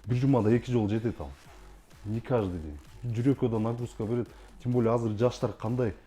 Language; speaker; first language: Russian; non-native, local second language; Kyrgyz